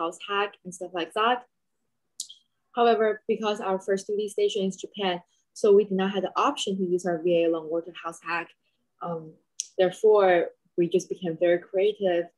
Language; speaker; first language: English; non-native, fluent; Chinese